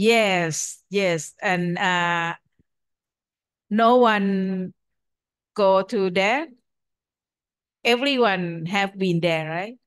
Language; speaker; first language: English; non-native, fluent; Thai